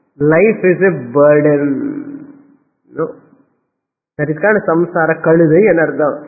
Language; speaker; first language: English; non-native, local second language; Tamil